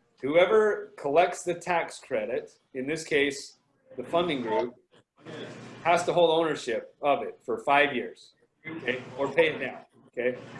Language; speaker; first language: English; native; English